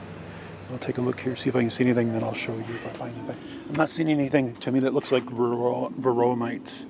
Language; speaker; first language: English; native; English